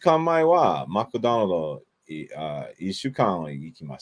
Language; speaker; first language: Japanese; non-native, learner; English